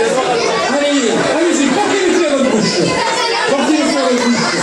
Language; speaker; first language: French; native; French